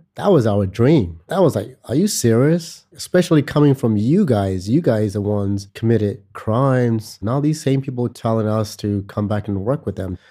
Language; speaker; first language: English; non-native, fluent; Burmese